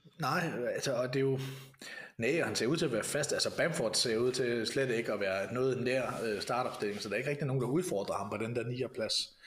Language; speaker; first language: Danish; native; Danish